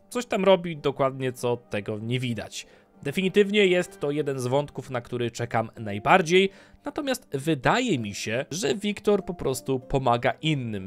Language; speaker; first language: Polish; native; Polish